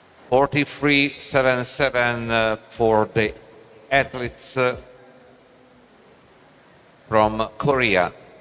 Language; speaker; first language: English; non-native, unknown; Italian